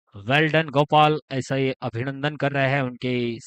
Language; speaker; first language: Hindi; non-native, local second language; Marathi